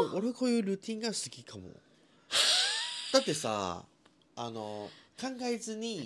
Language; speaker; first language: Japanese; non-native, fluent; Chinese